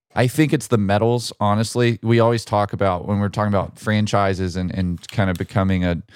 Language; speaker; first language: English; native; English